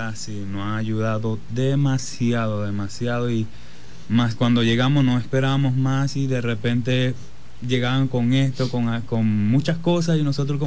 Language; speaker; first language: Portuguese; non-native, learner; Spanish